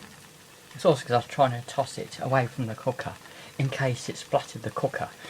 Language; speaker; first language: English; native; English